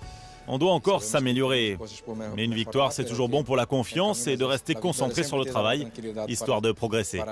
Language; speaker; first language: French; native; French